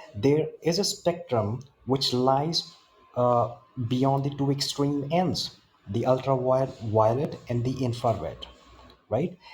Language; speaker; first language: English; non-native, local second language; Punjabi